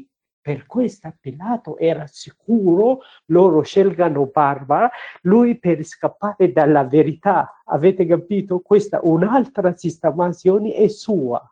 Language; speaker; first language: Italian; non-native, learner; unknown